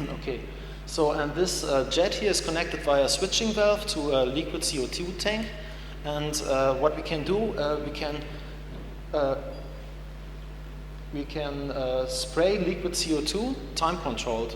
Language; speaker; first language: English; non-native, fluent; German